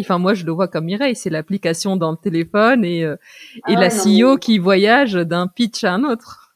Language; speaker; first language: French; native; French